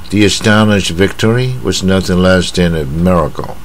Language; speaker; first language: English; non-native, fluent; Chinese